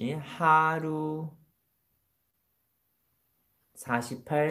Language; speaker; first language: Romanian; non-native, fluent; Korean